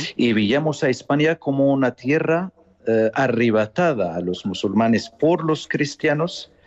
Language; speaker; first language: Spanish; non-native, fluent; Arabic